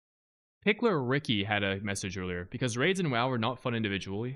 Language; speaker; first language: English; native; English